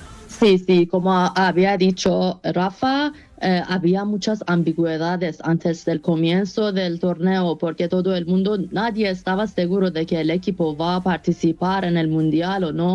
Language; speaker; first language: Spanish; non-native, fluent; Persian